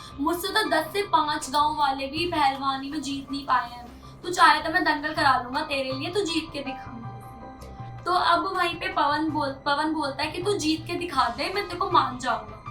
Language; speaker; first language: Hindi; native; Hindi